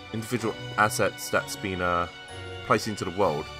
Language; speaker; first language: English; native; English